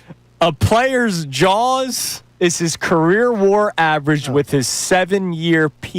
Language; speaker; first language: English; native; English